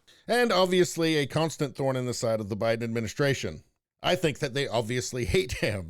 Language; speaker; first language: English; native; English